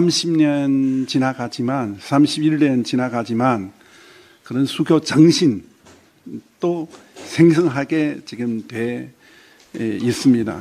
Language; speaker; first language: Korean; non-native, fluent; Chinese